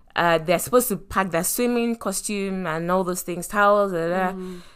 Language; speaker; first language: English; non-native, local second language; Yoruba